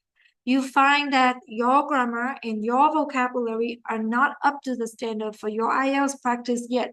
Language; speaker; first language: English; non-native, fluent; Vietnamese